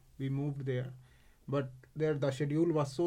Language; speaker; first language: English; non-native, local second language; Hindi